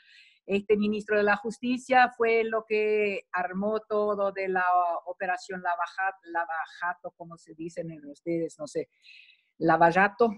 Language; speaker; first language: Spanish; non-native, fluent; Portuguese